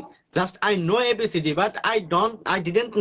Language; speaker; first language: English; non-native, learner; Bangla